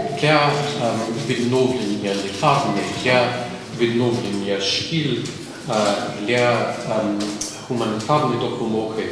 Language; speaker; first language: Ukrainian; non-native, learner; English